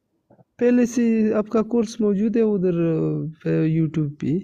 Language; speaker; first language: Hindi; non-native, local second language; Pashto